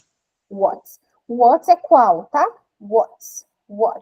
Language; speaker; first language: English; non-native, fluent; Portuguese